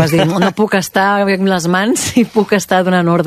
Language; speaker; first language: Catalan; native; Catalan